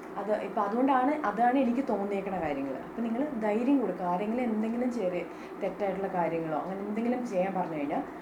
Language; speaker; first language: Malayalam; native; Malayalam